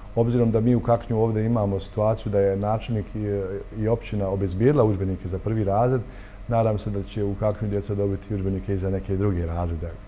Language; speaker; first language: Bosnian; native; Bosnian